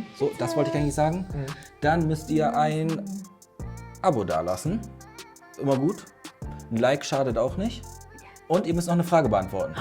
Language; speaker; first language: German; native; German